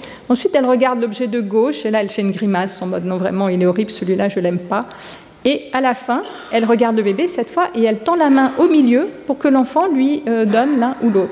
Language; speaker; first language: French; native; French